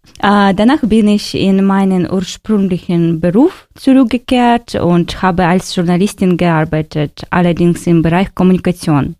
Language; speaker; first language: German; non-native, learner; Ukrainian